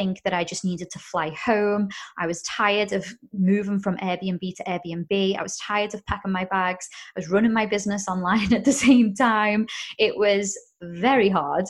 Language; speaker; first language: English; native; English